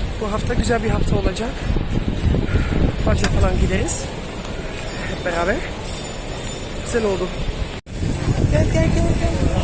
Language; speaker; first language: Turkish; non-native, fluent; Dutch